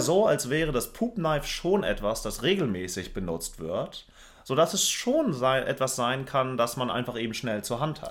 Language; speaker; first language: German; native; German